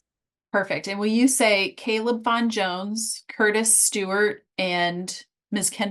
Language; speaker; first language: English; native; English